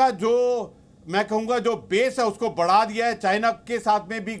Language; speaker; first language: Hindi; native; Hindi